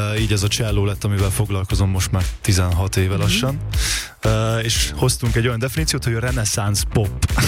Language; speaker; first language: Hungarian; early bilingual, other home language; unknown